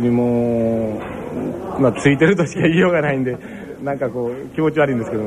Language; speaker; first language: Japanese; native; Japanese